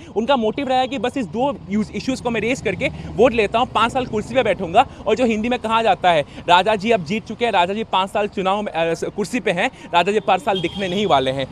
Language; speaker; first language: Hindi; non-native, local second language; Assamese